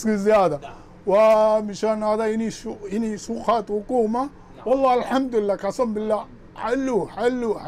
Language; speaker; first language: Arabic; non-native, learner; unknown